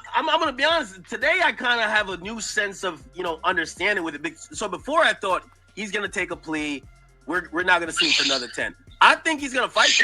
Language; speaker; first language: English; native; English